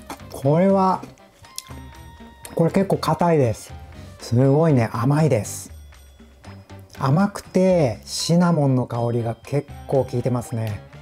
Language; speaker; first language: Japanese; native; Japanese